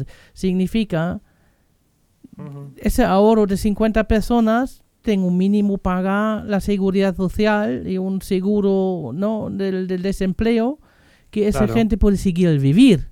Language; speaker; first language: Spanish; non-native, fluent; German